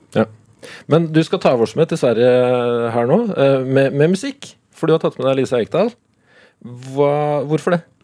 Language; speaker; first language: Norwegian; native; Norwegian